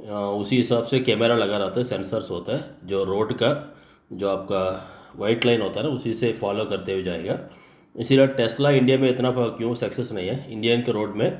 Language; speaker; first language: Hindi; non-native, local second language; Telugu